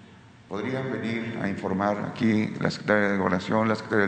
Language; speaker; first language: Spanish; native; Spanish